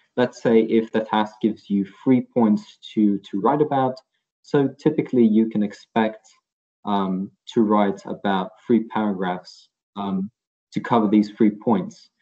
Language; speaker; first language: English; non-native, fluent; Lithuanian